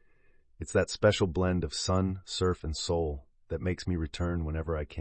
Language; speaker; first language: English; native; English